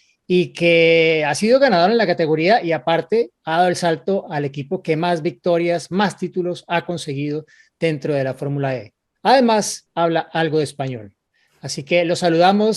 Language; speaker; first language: Spanish; native; Spanish